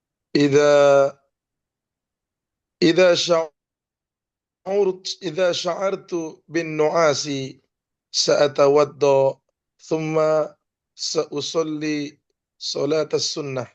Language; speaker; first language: Arabic; non-native, learner; Indonesian